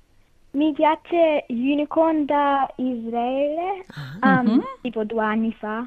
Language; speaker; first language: Italian; early bilingual, heritage; Italian